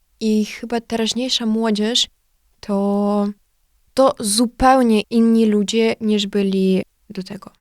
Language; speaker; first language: Polish; non-native, learner; Ukrainian